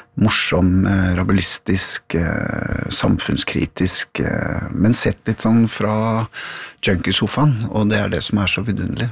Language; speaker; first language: Norwegian; native; Norwegian